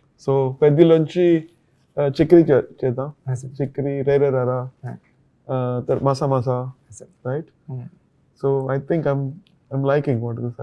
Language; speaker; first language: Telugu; non-native, learner; Tamil